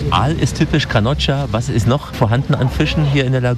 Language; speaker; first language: German; native; German